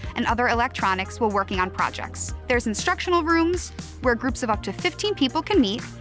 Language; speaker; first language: English; native; English